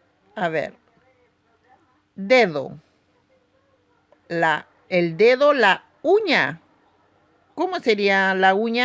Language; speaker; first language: Spanish; non-native, local second language; Aymara